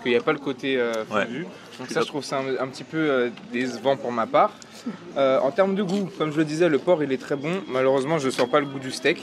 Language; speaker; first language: French; native; French